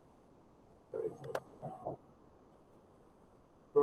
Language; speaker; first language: English; non-native, learner; Indonesian